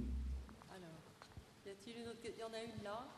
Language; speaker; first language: French; native; French